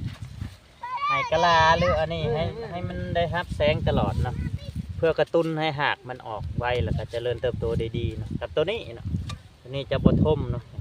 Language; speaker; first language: Thai; non-native, local second language; Lao